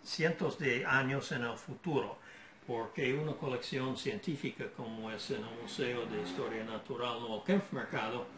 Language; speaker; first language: Spanish; non-native, fluent; English